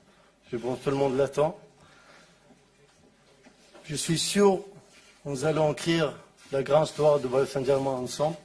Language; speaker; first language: French; non-native, learner; Arabic